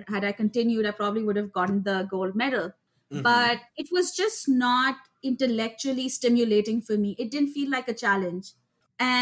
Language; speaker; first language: English; non-native, local second language; Urdu